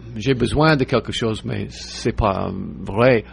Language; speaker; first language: French; non-native, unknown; English